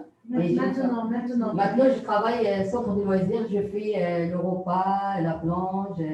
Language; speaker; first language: French; non-native, learner; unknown